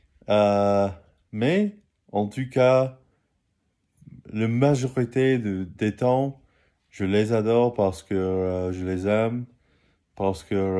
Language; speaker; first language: French; non-native, learner; English